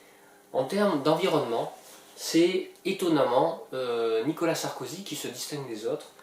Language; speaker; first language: French; native; French